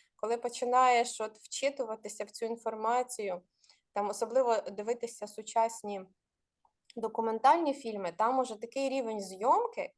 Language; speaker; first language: Ukrainian; native; Ukrainian